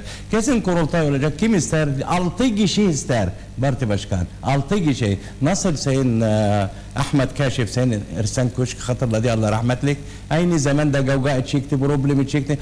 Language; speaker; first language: Turkish; non-native, learner; Arabic